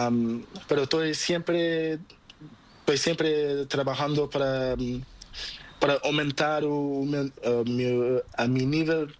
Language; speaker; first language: Spanish; non-native, learner; Portuguese